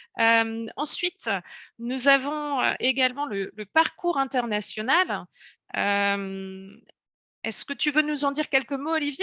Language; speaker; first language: French; native; French